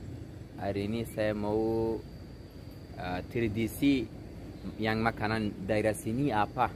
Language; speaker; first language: Indonesian; non-native, learner; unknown